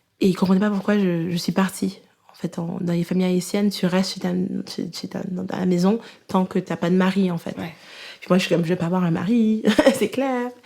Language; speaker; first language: French; native; French